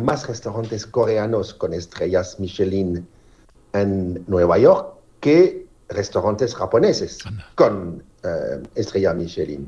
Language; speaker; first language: Spanish; non-native, fluent; French